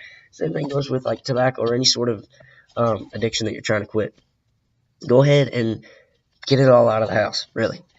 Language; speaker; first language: English; native; English